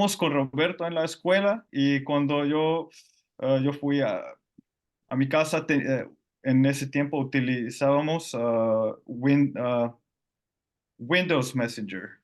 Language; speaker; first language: Spanish; non-native, fluent; Finnish